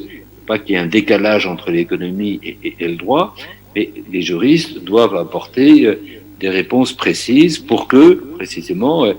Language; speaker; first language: French; native; French